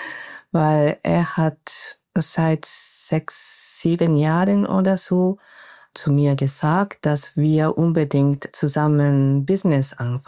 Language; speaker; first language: German; non-native, fluent; Japanese